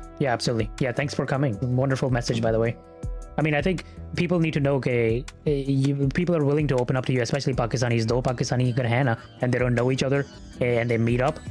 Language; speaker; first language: English; early bilingual, other home language; Urdu